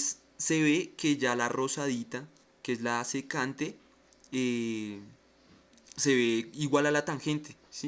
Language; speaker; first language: Spanish; native; Spanish